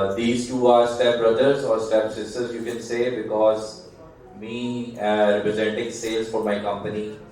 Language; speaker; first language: English; non-native, local second language; Urdu